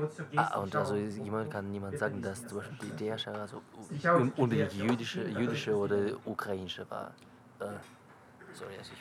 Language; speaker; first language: German; non-native, learner; Russian